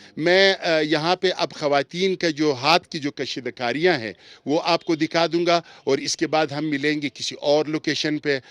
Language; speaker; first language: Urdu; non-native, local second language; Pashto